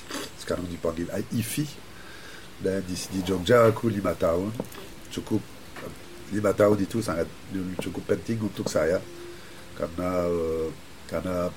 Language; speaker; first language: Indonesian; non-native, fluent; French